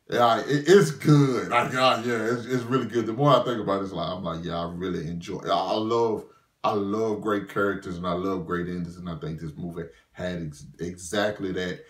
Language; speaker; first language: English; native; English